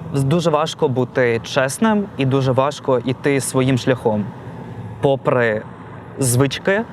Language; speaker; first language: Ukrainian; non-native, local second language; Russian